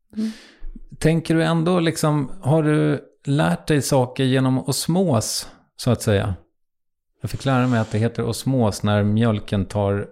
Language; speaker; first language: Swedish; native; Swedish